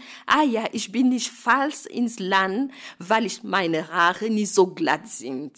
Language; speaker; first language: German; non-native, fluent; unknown